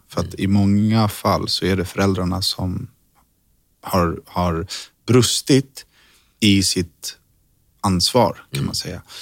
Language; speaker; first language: Swedish; native; Swedish